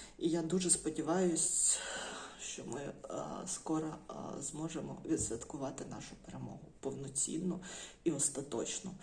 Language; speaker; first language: Ukrainian; non-native, local second language; Russian